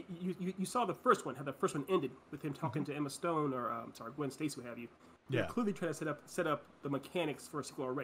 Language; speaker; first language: English; native; English